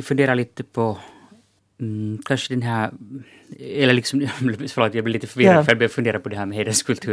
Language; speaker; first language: Swedish; native; Swedish